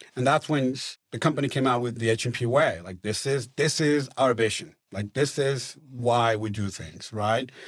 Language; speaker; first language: English; non-native, fluent; Spanish